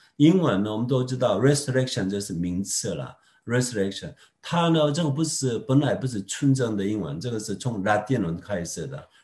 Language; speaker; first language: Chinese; non-native, fluent; Korean